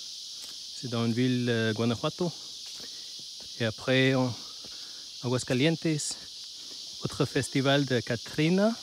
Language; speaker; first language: French; non-native, learner; Chinese